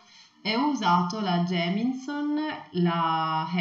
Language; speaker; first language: Italian; native; Italian